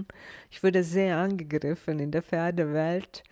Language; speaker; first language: German; non-native, fluent; Bosnian